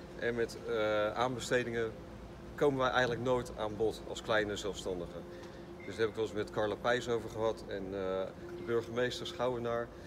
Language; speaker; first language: Dutch; native; Dutch